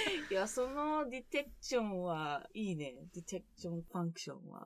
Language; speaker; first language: Japanese; native; Japanese